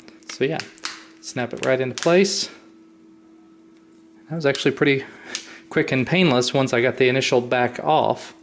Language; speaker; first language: English; native; English